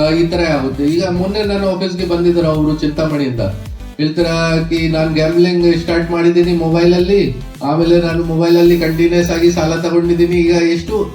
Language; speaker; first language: Kannada; non-native, fluent; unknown